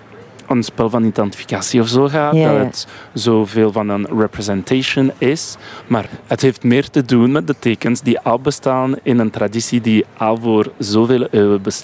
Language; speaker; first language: Dutch; non-native, local second language; French